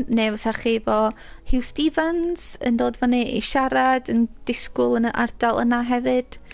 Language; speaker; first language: Welsh; native; Welsh